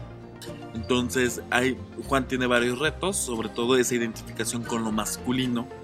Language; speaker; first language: Spanish; native; Spanish